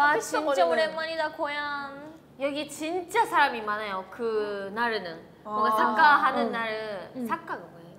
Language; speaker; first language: Korean; non-native, learner; Japanese